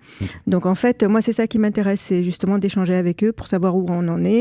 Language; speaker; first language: French; native; French